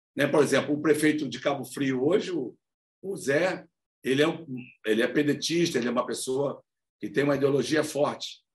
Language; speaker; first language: Portuguese; native; Portuguese